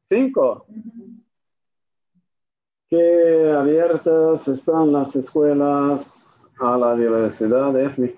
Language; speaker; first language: Spanish; non-native, fluent; Swedish